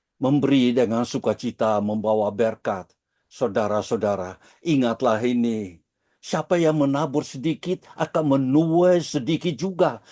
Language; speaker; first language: Indonesian; early bilingual, heritage; Dutch